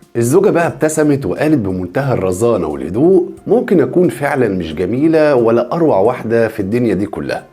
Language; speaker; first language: Arabic; native; Arabic